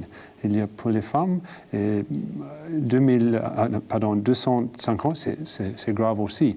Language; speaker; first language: French; non-native, learner; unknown